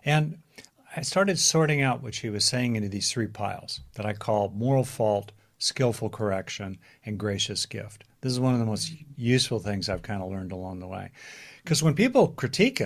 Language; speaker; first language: English; native; English